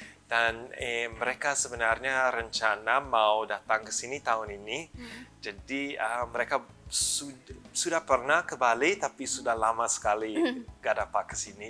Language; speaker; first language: Indonesian; early bilingual, other home language; English